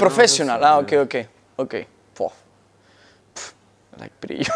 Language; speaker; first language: English; non-native, learner; Spanish